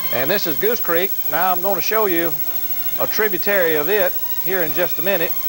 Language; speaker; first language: English; native; English